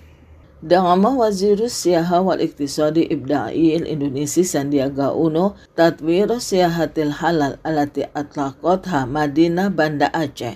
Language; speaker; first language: Arabic; non-native, fluent; Indonesian